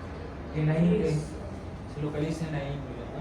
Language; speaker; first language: Spanish; native; Spanish